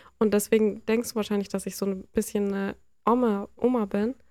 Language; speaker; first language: German; native; German